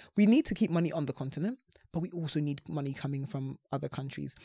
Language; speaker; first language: English; native; English